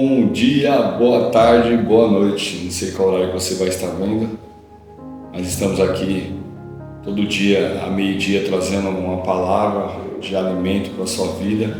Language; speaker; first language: Portuguese; native; Portuguese